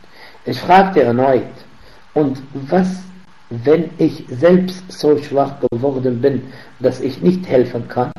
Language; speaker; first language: German; non-native, fluent; Arabic